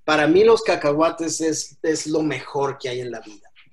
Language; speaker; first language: Spanish; native; Spanish